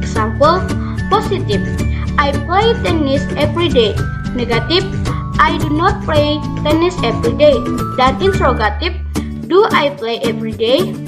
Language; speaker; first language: English; non-native, learner; Indonesian